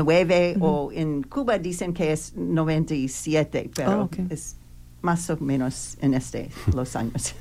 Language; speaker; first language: Spanish; non-native, learner; English